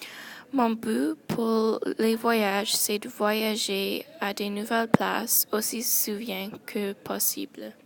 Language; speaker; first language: French; non-native, local second language; English